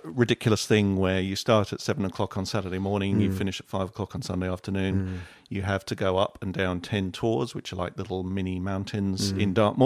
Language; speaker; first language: English; native; English